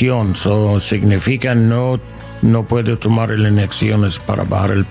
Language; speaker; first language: Spanish; non-native, learner; English